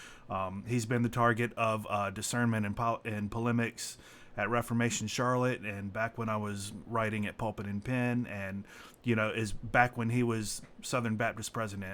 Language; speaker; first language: English; native; English